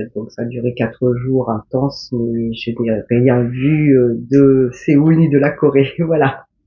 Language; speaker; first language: French; early bilingual, other home language; Korean